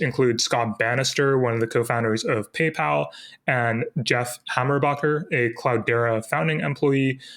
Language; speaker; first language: English; native; English